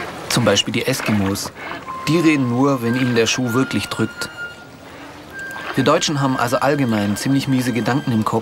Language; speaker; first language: German; native; German